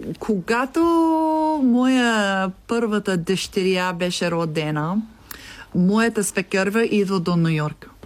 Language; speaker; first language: Bulgarian; non-native, learner; English